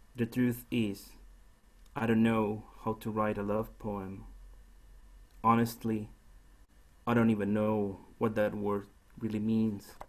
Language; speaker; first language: English; non-native, fluent; Spanish